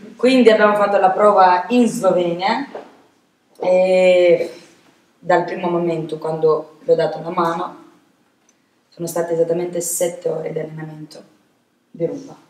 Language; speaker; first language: Italian; non-native, fluent; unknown